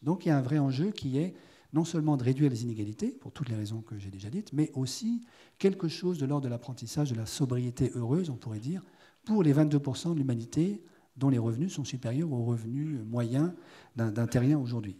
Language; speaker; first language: French; native; French